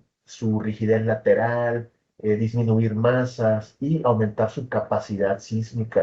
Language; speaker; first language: Spanish; native; Spanish